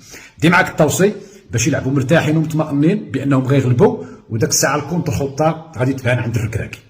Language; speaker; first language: Arabic; native; Arabic